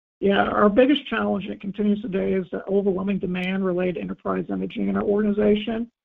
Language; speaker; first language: English; native; English